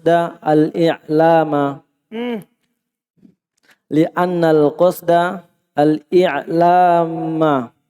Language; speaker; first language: Arabic; non-native, learner; Indonesian